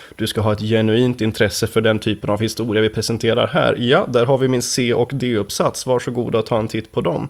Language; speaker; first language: Swedish; native; Swedish